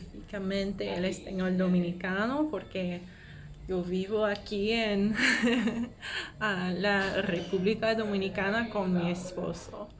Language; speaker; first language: Spanish; non-native, learner; English